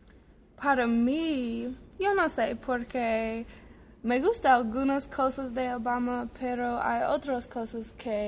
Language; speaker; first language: Spanish; non-native, learner; English